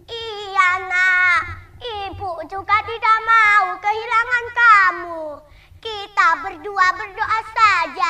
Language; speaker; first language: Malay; non-native, local second language; Javanese